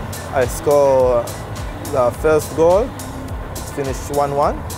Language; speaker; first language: English; non-native, learner; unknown